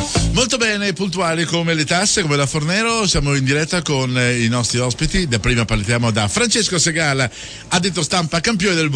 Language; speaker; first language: Italian; native; Italian